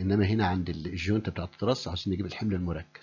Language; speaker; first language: Arabic; native; Arabic